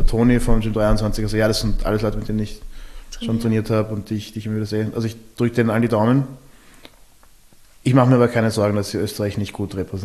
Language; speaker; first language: German; native; German